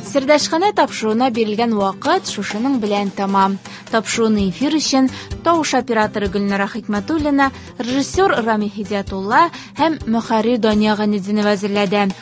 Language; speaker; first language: Tatar; native; Tatar